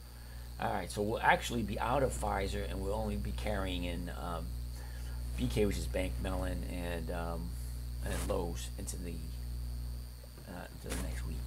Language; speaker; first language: English; native; English